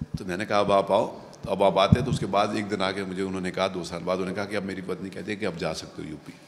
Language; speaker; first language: Hindi; native; Hindi